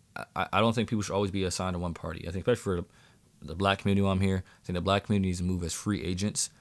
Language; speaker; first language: English; native; English